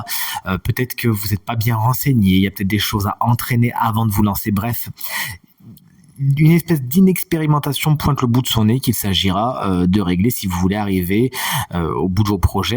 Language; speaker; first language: French; native; French